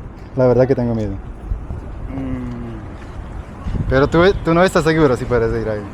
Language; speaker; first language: Spanish; non-native, learner; Slovak